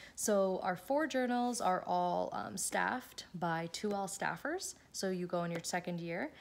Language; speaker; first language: English; native; English